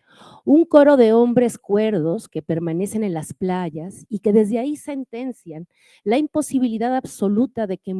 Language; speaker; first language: Spanish; native; Spanish